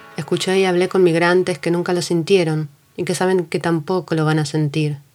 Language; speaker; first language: Spanish; native; Spanish